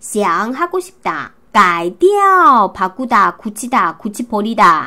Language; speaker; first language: Korean; non-native, fluent; Chinese